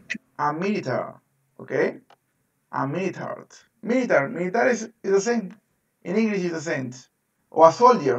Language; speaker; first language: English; non-native, fluent; Spanish